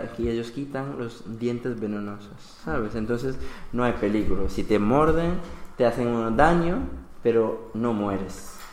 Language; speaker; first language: Spanish; non-native, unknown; Bangla